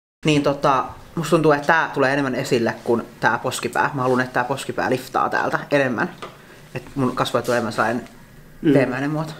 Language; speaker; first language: Finnish; native; Finnish